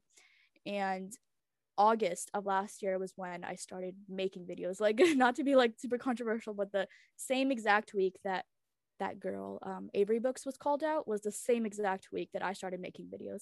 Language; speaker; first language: English; early bilingual, other home language; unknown